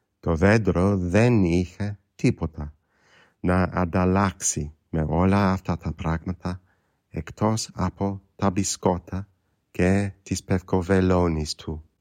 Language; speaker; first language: Greek; non-native, fluent; English